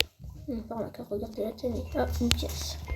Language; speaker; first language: French; native; French